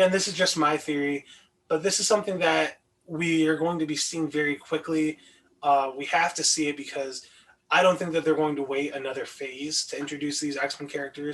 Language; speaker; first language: English; native; English